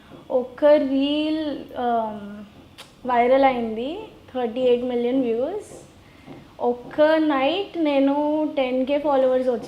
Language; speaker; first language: Telugu; non-native, local second language; Gujarati